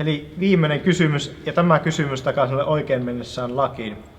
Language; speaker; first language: Finnish; native; Finnish